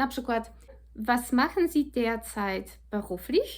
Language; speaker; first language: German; non-native, fluent; Polish